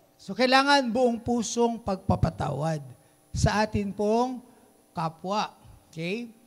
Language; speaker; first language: Filipino; native; Filipino